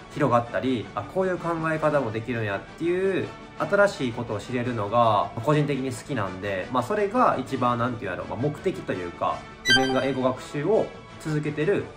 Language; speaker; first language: Japanese; native; Japanese